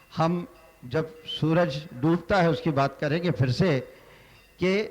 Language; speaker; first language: Hindi; non-native, local second language; Marathi